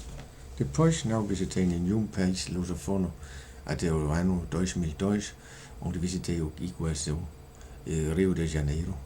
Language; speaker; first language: Portuguese; non-native, learner; Danish